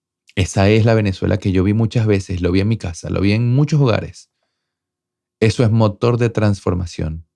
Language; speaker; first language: Spanish; native; Spanish